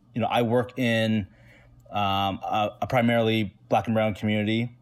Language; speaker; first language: English; native; English